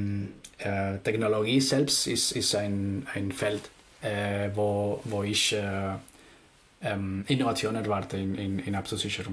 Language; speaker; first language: German; non-native, fluent; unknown